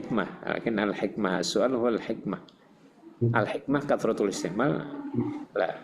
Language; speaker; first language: Arabic; non-native, fluent; Indonesian